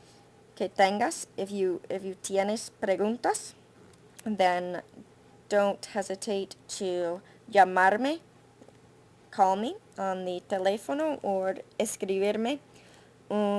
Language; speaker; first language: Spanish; non-native, fluent; English